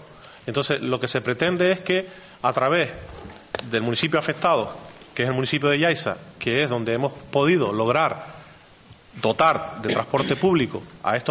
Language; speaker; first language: Spanish; native; Spanish